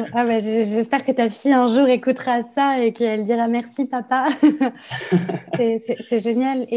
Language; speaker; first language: French; native; French